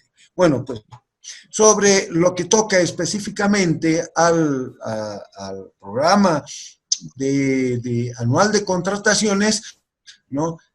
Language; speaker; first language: Spanish; native; Spanish